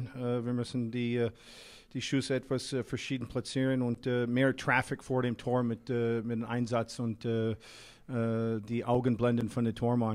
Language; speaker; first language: German; non-native, fluent; English